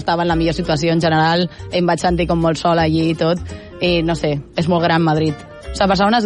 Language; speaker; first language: Catalan; native; Catalan